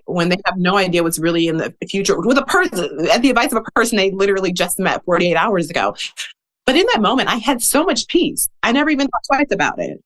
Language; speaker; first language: English; native; English